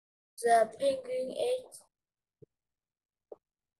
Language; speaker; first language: English; non-native, learner; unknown